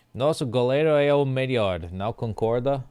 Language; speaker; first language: Portuguese; non-native, learner; English